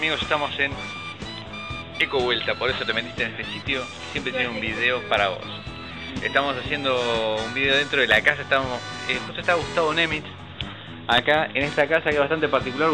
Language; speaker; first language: Spanish; native; Spanish